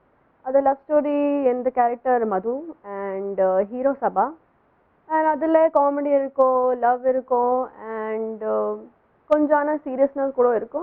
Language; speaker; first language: Tamil; non-native, local second language; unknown